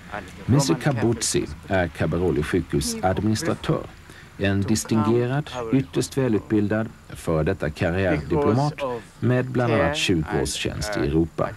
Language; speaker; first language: Swedish; native; Swedish